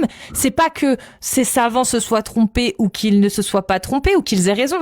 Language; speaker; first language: French; native; French